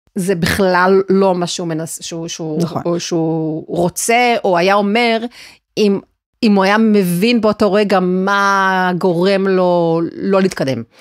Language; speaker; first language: Hebrew; native; Hebrew